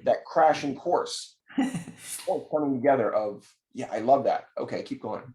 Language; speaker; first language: English; native; English